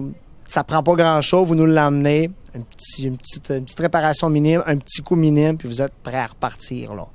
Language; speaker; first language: French; native; French